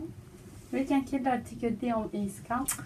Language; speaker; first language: Swedish; non-native, learner; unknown